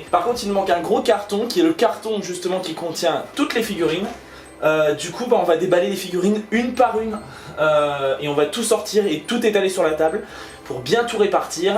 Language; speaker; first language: French; native; French